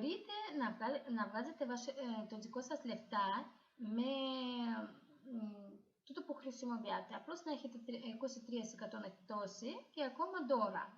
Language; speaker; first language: Greek; non-native, fluent; Russian